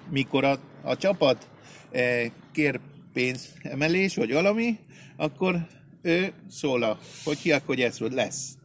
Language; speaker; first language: Hungarian; early bilingual, heritage; Spanish